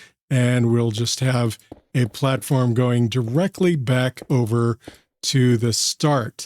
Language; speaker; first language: English; native; English